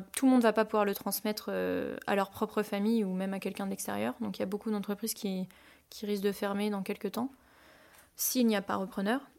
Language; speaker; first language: French; native; French